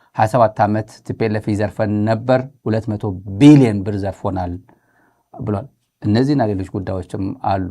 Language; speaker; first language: Amharic; non-native, local second language; Tigrinya